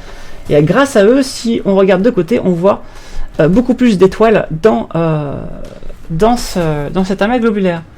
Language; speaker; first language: French; native; French